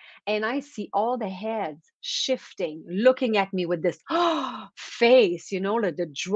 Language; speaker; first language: English; non-native, fluent; French